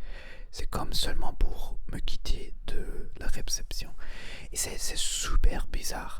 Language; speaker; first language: French; non-native, learner; Spanish